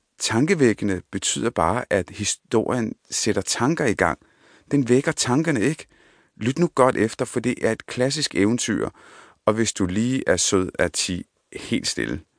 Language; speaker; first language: Danish; early bilingual, other home language; Punjabi